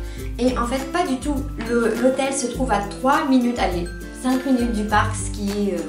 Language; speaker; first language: French; native; French